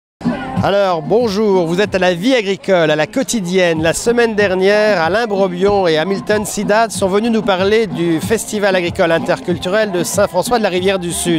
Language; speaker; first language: French; native; French